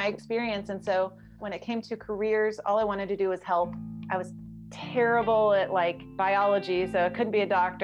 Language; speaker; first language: English; native; English